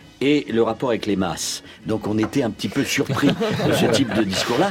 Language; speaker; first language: French; native; French